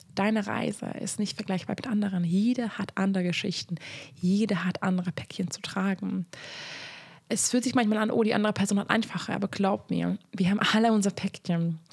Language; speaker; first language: German; non-native, fluent; Hungarian